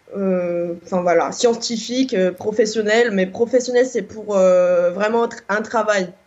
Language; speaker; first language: French; non-native, fluent; Korean